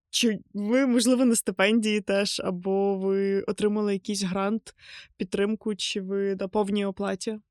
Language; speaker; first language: Ukrainian; native; Ukrainian